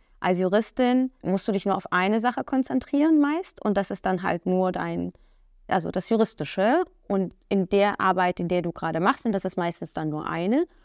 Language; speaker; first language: German; early bilingual, other home language; Arabic